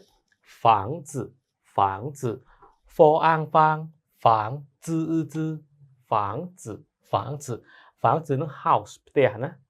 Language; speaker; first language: Chinese; non-native, fluent; Khmer